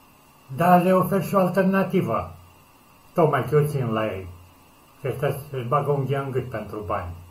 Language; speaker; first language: Romanian; native; Romanian